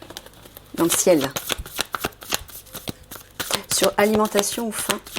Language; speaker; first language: French; native; French